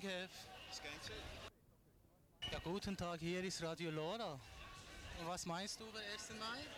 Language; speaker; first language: German; non-native, learner; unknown